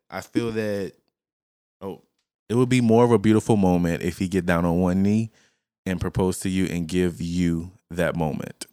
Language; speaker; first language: English; native; English